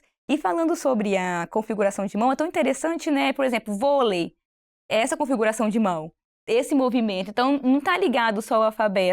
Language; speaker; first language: Portuguese; native; Portuguese